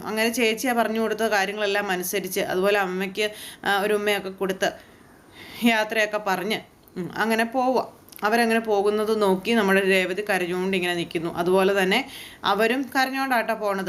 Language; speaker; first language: Malayalam; native; Malayalam